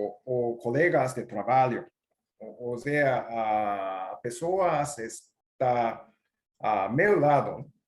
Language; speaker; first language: Portuguese; non-native, learner; Japanese